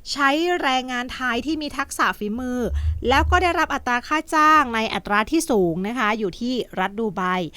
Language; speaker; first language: Thai; native; Thai